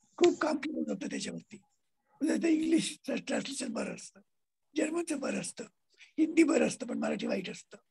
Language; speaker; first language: Marathi; native; Marathi